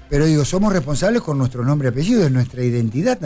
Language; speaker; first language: Spanish; native; Spanish